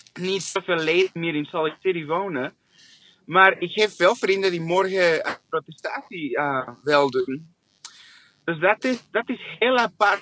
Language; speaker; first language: Dutch; non-native, fluent; English